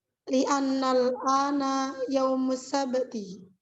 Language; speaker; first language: Arabic; non-native, learner; Indonesian